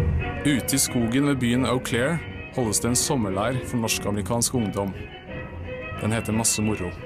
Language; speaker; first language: Norwegian; native; Norwegian